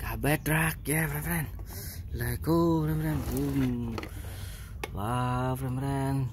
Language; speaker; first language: English; non-native, learner; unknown